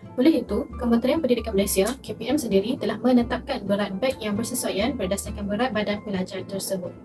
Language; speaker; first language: Malay; native; Malay